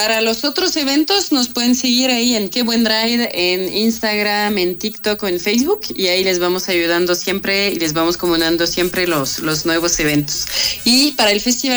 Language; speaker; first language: Spanish; non-native, fluent; French